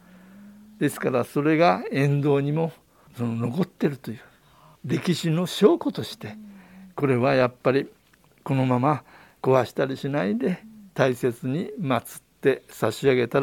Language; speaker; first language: Japanese; native; Japanese